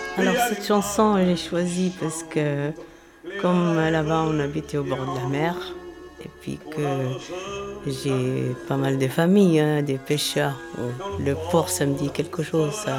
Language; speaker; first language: French; non-native, local second language; Arabic